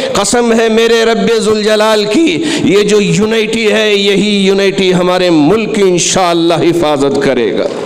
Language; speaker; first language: Urdu; native; Urdu